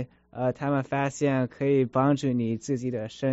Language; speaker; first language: Chinese; early bilingual, heritage; Chinese